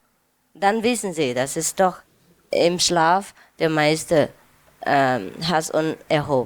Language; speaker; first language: German; non-native, learner; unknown